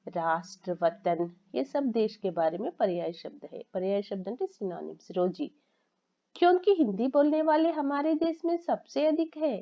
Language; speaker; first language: Hindi; non-native, local second language; Telugu